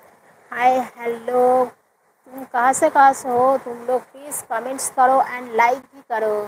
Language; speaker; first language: Hindi; non-native, local second language; Bangla